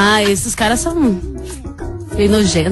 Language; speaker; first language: Portuguese; native; Portuguese